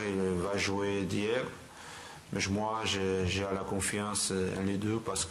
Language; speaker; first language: French; non-native, learner; Portuguese